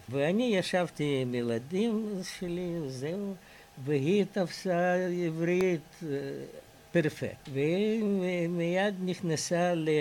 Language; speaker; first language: Hebrew; non-native, fluent; Russian